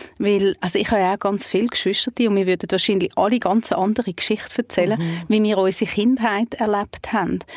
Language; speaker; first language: German; native; German